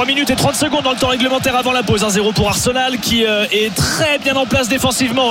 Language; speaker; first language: French; native; French